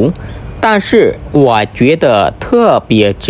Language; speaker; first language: Chinese; non-native, fluent; Khmer